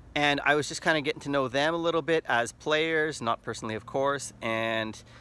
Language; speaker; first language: English; native; English